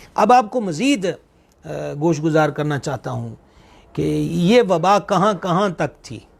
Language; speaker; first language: Urdu; non-native, local second language; Punjabi